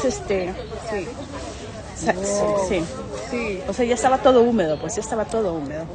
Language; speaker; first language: Spanish; native; Spanish